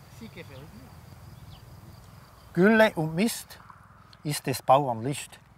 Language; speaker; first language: German; native; German